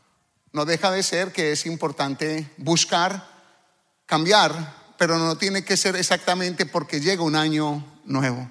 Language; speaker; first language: Spanish; native; Spanish